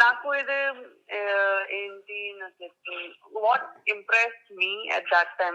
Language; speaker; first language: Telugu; non-native, learner; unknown